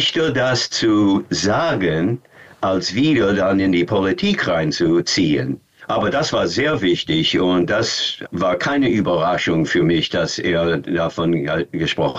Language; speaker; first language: German; non-native, fluent; English